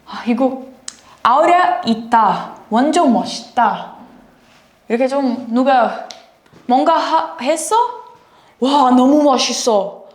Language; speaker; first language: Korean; non-native, learner; Portuguese